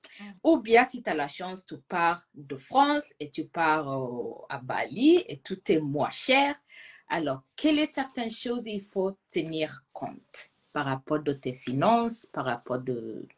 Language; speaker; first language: French; non-native, fluent; Gusii